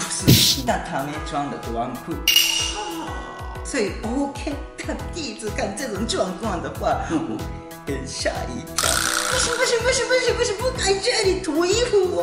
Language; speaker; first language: Chinese; non-native, fluent; Japanese